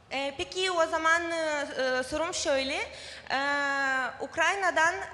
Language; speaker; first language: Turkish; non-native, fluent; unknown